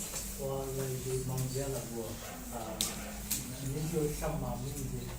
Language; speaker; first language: Chinese; non-native, learner; Bangla